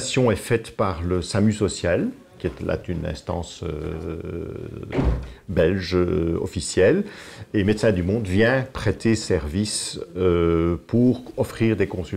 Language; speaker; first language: French; native; French